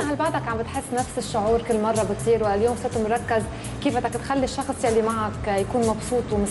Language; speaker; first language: Arabic; native; Arabic